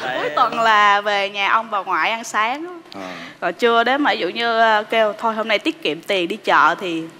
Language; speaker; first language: Vietnamese; native; Vietnamese